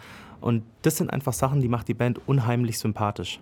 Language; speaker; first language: German; native; German